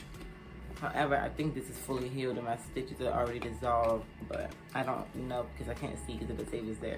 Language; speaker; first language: English; native; English